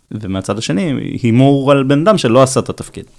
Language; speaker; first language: Hebrew; native; Hebrew